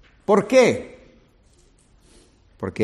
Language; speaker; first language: Spanish; native; Spanish